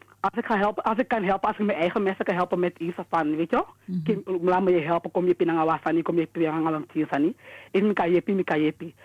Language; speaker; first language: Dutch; native; Dutch